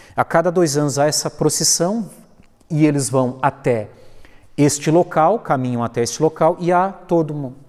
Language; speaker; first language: Portuguese; native; Portuguese